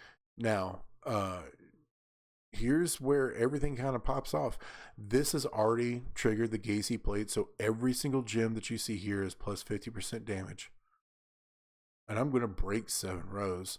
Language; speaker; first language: English; native; English